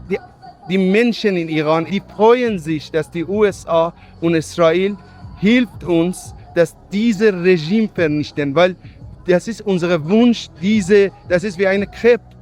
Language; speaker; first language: German; non-native, learner; Persian